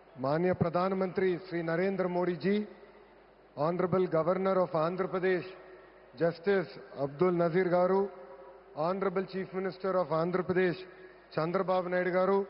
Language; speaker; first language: Hindi; non-native, local second language; Telugu